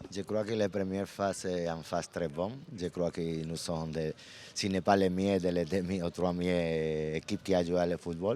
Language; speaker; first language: French; non-native, learner; Spanish